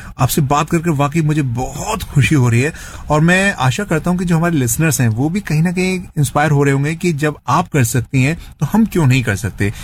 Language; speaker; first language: Hindi; native; Hindi